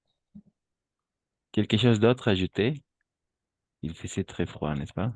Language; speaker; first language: French; non-native, fluent; Spanish